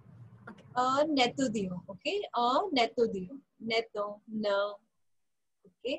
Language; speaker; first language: French; non-native, fluent; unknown